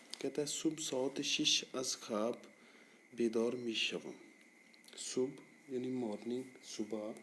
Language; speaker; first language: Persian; non-native, fluent; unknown